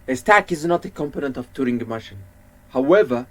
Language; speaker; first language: English; non-native, local second language; Amharic